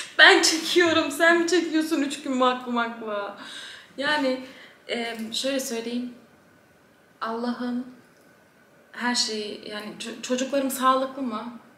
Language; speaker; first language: Turkish; early bilingual, heritage; Turkish